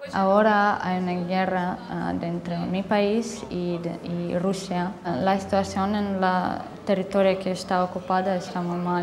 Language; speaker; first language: Spanish; non-native, learner; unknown